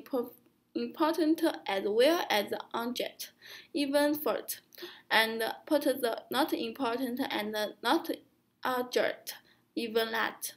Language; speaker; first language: English; non-native, learner; Chinese